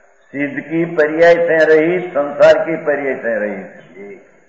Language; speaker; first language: Hindi; non-native, local second language; Gujarati